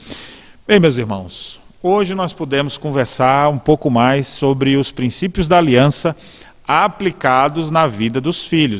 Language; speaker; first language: Portuguese; native; Portuguese